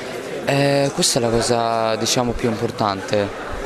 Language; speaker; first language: Italian; non-native, learner; Arabic